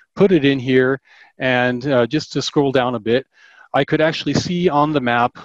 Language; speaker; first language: English; non-native, fluent; German